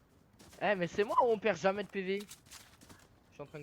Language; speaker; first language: French; native; French